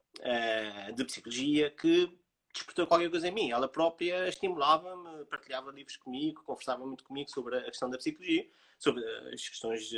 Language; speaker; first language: Portuguese; native; Portuguese